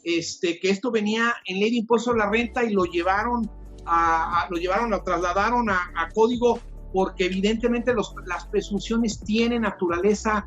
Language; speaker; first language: Spanish; native; Spanish